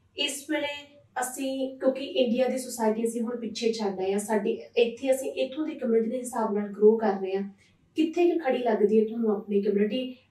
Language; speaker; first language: Punjabi; native; Punjabi